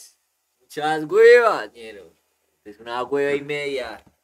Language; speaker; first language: Spanish; native; Spanish